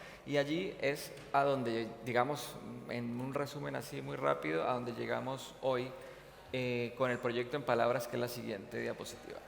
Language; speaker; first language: Spanish; native; Spanish